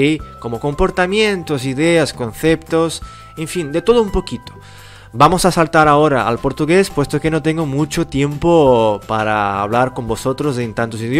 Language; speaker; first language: Spanish; early bilingual, heritage; Spanish